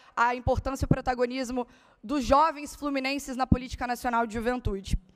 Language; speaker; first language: Portuguese; native; Portuguese